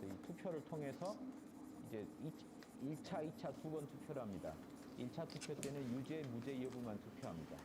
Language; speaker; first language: Korean; native; Korean